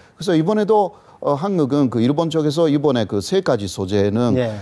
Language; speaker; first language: Korean; non-native, fluent; Japanese